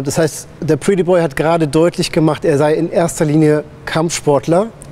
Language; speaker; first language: German; native; German